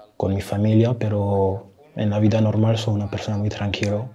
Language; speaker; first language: Spanish; non-native, learner; French